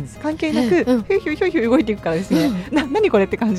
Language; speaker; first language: Japanese; native; Japanese